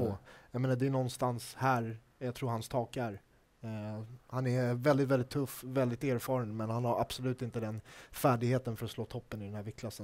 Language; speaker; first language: Swedish; native; Swedish